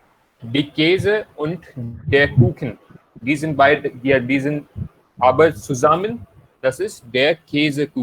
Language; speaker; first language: German; non-native, fluent; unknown